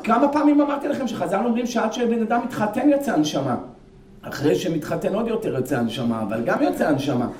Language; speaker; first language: Hebrew; native; Hebrew